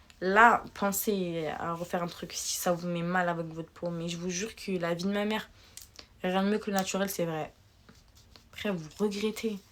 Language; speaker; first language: French; early bilingual, other home language; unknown